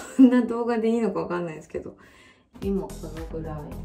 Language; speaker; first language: Japanese; native; Japanese